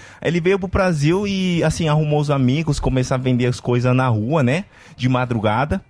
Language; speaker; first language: Portuguese; non-native, fluent; Chinese